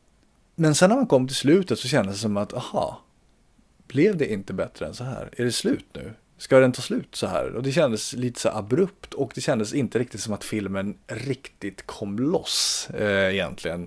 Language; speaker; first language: Swedish; native; Swedish